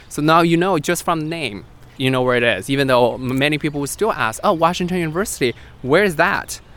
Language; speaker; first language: English; non-native, fluent; Chinese